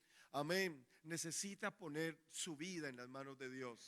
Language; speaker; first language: Spanish; native; Spanish